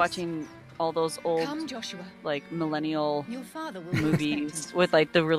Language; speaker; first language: English; native; English